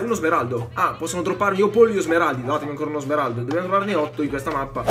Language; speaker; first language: Italian; native; Italian